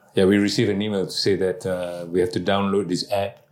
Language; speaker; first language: English; non-native, local second language; Malay